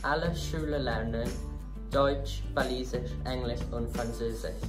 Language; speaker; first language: German; non-native, learner; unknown